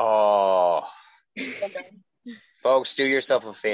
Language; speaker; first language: English; native; English